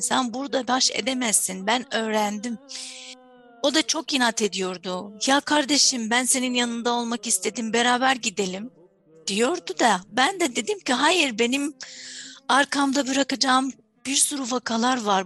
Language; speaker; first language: Turkish; non-native, fluent; Arabic